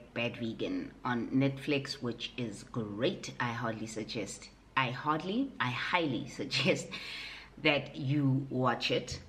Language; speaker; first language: English; non-native, local second language; Southern Sotho